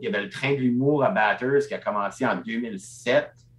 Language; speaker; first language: French; non-native, local second language; English